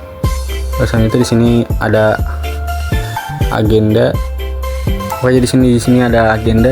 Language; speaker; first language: Indonesian; native; Indonesian